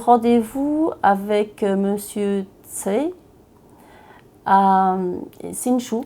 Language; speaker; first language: French; early bilingual, other home language; Chinese